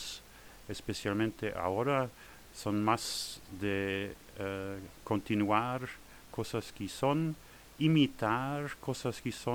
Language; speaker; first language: Spanish; non-native, learner; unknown